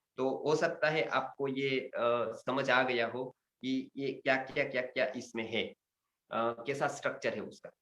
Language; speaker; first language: Hindi; non-native, local second language; Gujarati